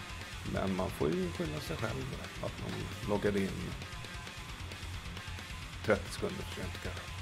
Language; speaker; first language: Swedish; native; Swedish